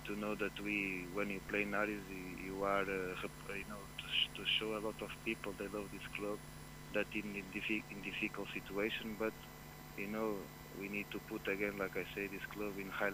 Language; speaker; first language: English; non-native, fluent; Portuguese